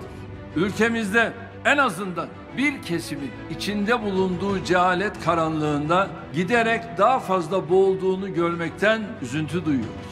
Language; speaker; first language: Turkish; native; Turkish